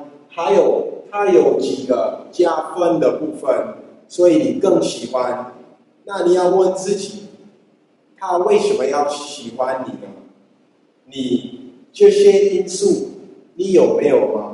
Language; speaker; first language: Chinese; non-native, fluent; English